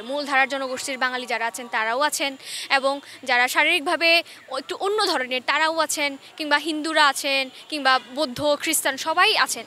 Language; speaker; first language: Bangla; non-native, local second language; Chakma